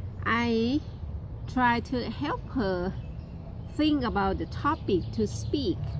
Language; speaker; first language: English; non-native, learner; Thai